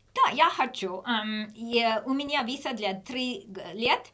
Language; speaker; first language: Russian; non-native, learner; English